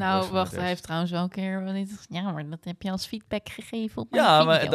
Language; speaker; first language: Dutch; native; Dutch